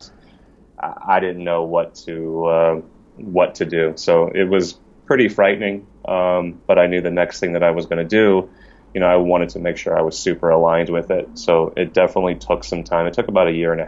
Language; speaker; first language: English; native; English